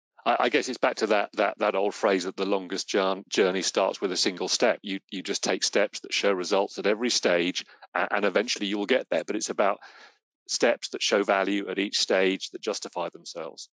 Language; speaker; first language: English; native; English